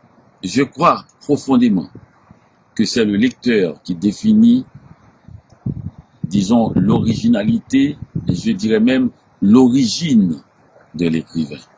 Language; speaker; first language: French; non-native, local second language; Haitian Creole